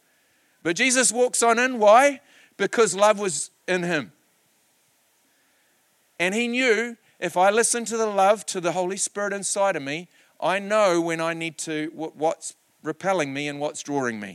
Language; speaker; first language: English; native; English